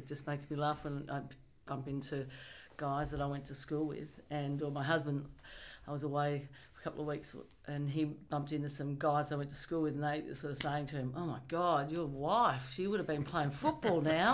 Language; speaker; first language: English; native; English